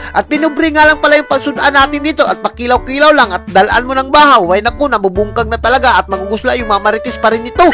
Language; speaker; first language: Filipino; non-native, local second language; Cebuano